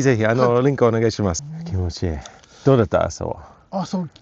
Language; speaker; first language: Japanese; non-native, fluent; English